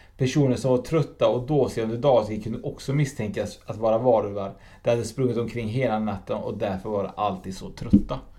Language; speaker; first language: Swedish; native; Swedish